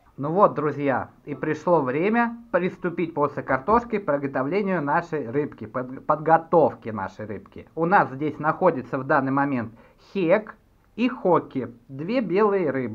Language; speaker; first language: Russian; native; Russian